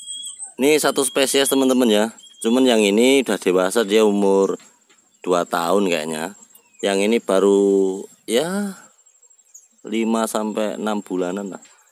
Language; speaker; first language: Malay; native; Malay